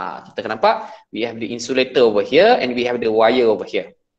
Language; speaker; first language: English; non-native, local second language; Malay